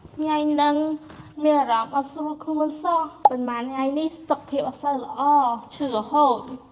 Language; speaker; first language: Khmer; native; Khmer